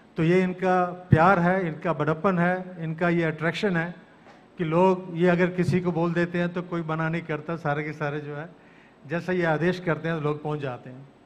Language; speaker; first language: Hindi; native; Hindi